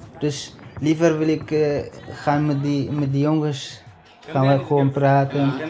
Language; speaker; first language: Dutch; non-native, learner; Tigrinya